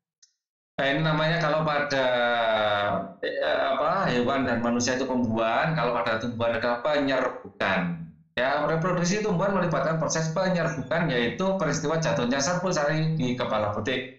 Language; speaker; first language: Indonesian; native; Indonesian